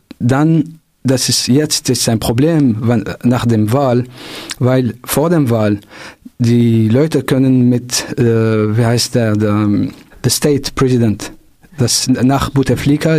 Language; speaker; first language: German; non-native, local second language; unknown